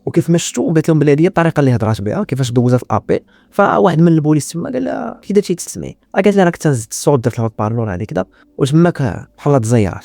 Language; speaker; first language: Arabic; native; Arabic